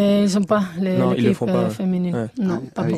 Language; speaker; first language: French; non-native, fluent; Spanish